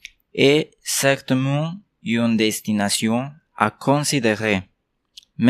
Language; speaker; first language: French; non-native, learner; Spanish